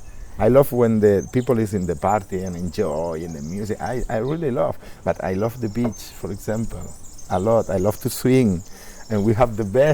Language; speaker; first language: English; non-native, learner; Spanish